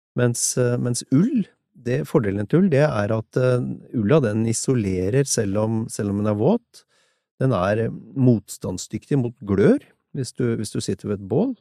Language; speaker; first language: Norwegian; native; Norwegian